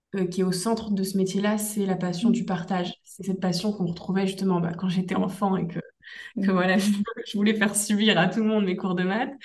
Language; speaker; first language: French; native; French